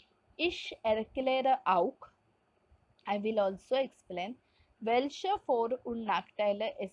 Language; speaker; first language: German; non-native, fluent; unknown